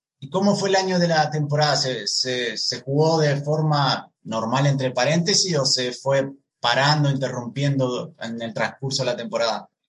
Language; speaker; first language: Spanish; native; Spanish